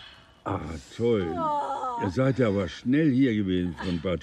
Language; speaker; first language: German; native; German